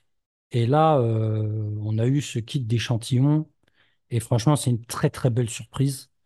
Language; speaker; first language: French; native; French